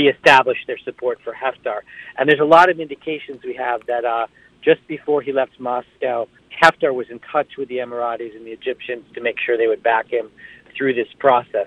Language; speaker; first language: English; native; English